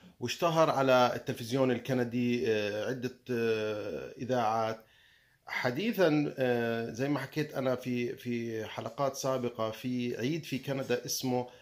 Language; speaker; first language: Arabic; native; Arabic